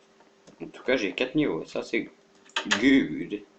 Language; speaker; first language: French; native; French